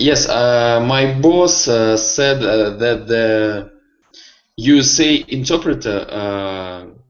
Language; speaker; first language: English; non-native, learner; Russian